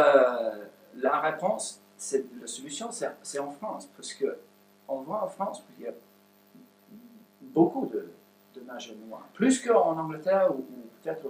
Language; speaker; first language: French; non-native, learner; English